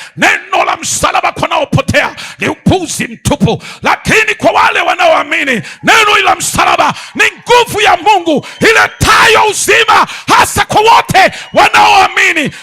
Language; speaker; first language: Swahili; native; Swahili